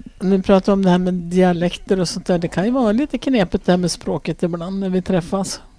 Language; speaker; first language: Swedish; native; Swedish